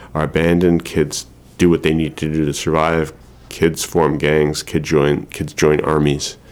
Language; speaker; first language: English; native; English